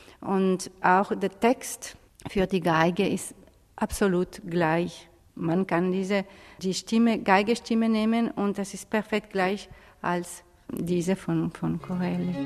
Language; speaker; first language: German; non-native, fluent; Italian